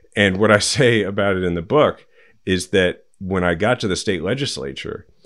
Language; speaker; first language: English; native; English